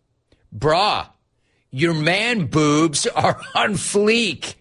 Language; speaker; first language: English; native; English